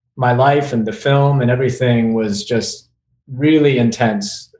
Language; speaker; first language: English; native; English